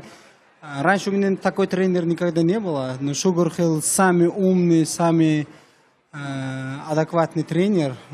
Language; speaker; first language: Russian; non-native, learner; Uzbek